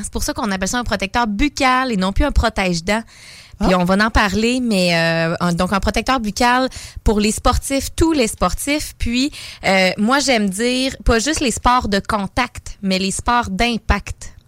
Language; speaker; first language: French; native; French